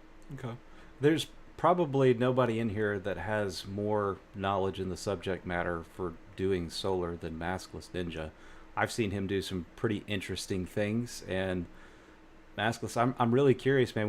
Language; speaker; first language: English; native; English